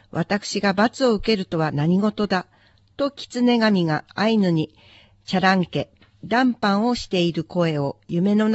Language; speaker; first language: Japanese; native; Japanese